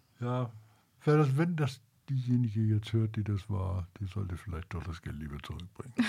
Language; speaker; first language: German; native; German